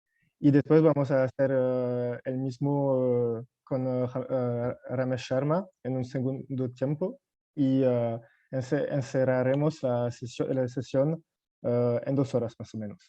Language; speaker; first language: Spanish; non-native, fluent; French